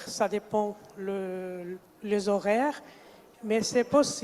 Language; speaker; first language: French; non-native, fluent; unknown